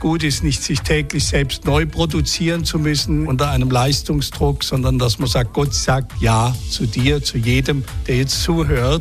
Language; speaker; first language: German; native; German